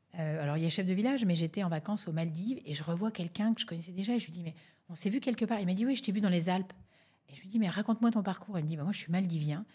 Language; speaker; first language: French; native; French